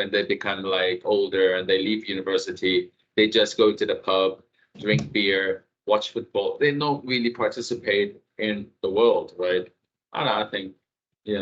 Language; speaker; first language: English; non-native, fluent; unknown